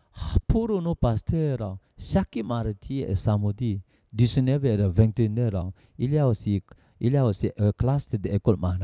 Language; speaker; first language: French; non-native, learner; Korean